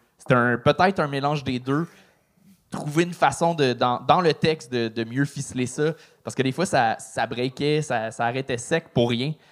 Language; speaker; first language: French; native; French